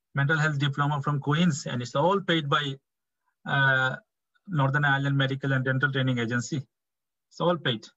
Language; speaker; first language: English; non-native, local second language; Bangla